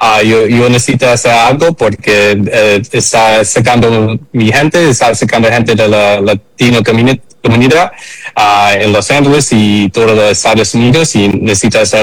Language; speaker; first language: Spanish; early bilingual, heritage; English